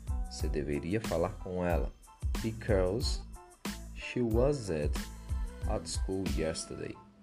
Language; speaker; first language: English; non-native, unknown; Portuguese